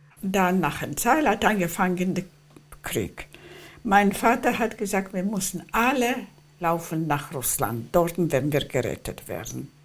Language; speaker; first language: German; non-native, learner; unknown